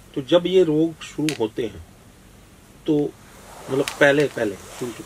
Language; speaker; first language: Hindi; non-native, local second language; Punjabi